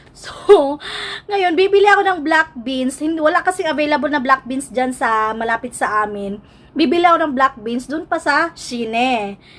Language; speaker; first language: Filipino; non-native, local second language; Cebuano